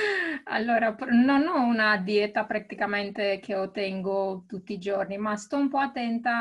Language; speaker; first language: Italian; non-native, fluent; Romanian